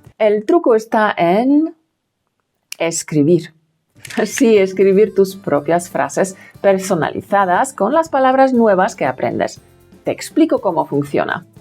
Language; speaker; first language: Spanish; non-native, fluent; Polish